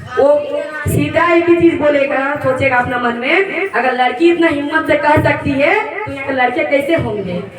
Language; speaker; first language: Hindi; native; Hindi